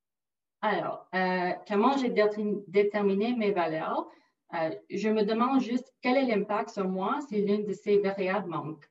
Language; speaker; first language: French; non-native, local second language; English